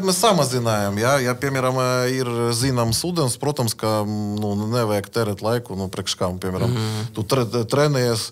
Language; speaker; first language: Latvian; non-native, learner; Russian